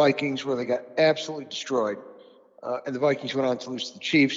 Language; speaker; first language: English; native; English